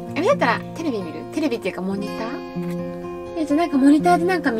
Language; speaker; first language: Japanese; native; Japanese